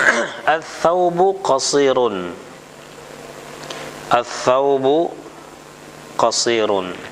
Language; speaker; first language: Arabic; non-native, fluent; Indonesian